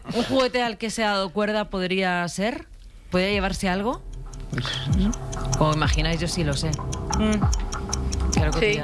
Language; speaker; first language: Spanish; native; Spanish